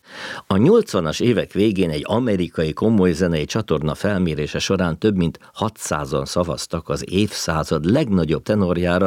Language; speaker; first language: Hungarian; native; Hungarian